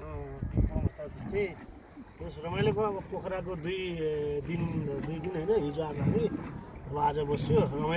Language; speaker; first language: Nepali; native; Nepali